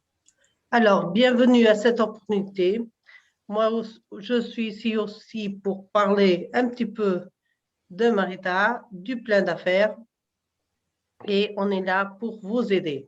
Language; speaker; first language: French; non-native, fluent; Portuguese